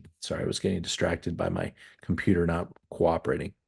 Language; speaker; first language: English; native; English